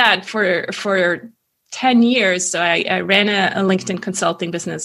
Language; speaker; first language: English; non-native, fluent; Swiss German